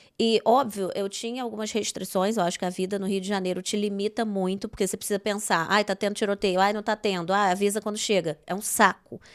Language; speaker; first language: Portuguese; native; Portuguese